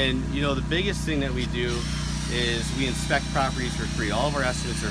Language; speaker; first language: English; native; English